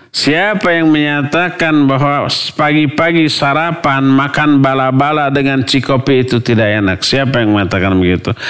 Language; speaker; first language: Indonesian; non-native, local second language; Sundanese